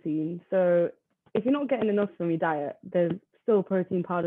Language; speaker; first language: English; native; English